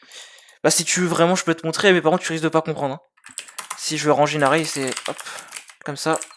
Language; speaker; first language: French; native; French